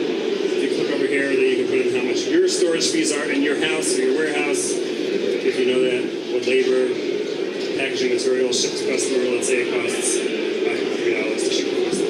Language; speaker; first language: English; native; English